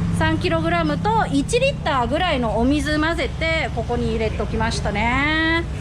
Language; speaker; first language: Japanese; non-native, fluent; Thai